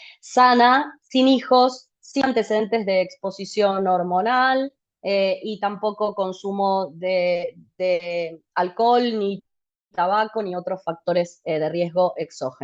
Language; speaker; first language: Spanish; native; Spanish